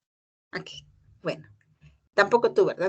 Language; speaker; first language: Spanish; native; Spanish